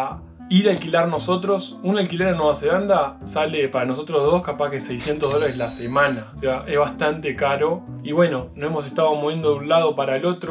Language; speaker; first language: Spanish; native; Spanish